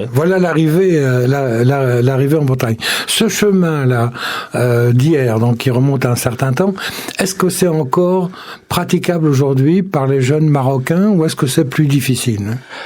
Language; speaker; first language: French; native; French